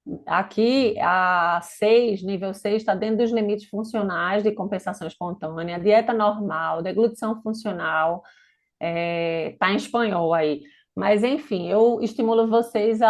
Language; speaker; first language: Portuguese; native; Portuguese